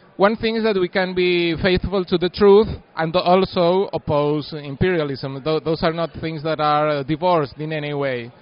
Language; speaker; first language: English; non-native, fluent; Spanish